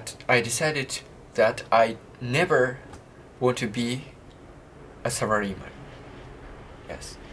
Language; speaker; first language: English; non-native, learner; Japanese